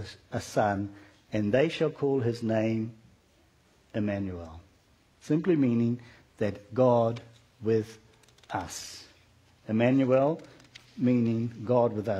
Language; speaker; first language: English; native; English